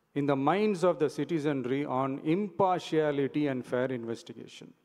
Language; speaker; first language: English; non-native, local second language; Tamil